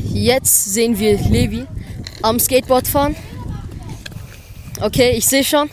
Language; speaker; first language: German; native; German